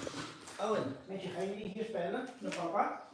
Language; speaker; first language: Dutch; non-native, fluent; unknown